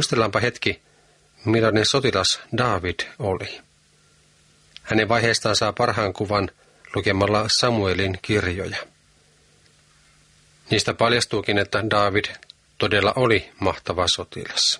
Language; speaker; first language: Finnish; native; Finnish